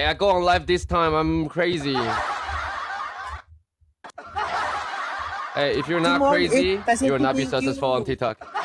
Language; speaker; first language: English; non-native, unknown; Chinese